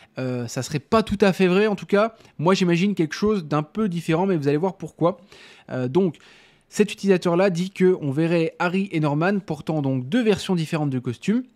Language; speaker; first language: French; native; French